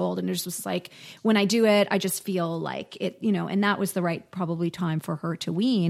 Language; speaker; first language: English; native; English